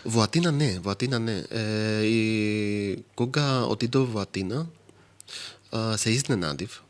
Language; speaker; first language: Macedonian; non-native, fluent; Greek